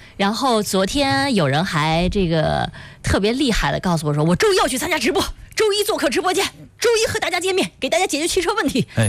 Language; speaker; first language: Chinese; native; Chinese